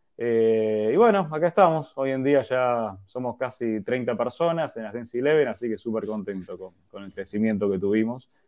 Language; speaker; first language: Spanish; native; Spanish